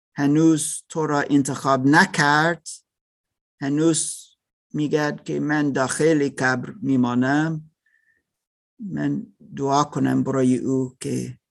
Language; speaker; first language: Persian; non-native, learner; German